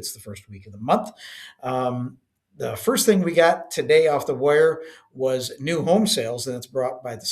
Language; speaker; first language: English; native; English